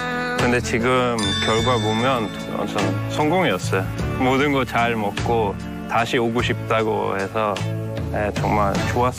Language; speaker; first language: Korean; non-native, fluent; Swedish